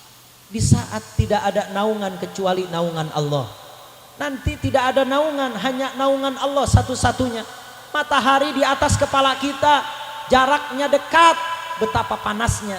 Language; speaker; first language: Indonesian; native; Indonesian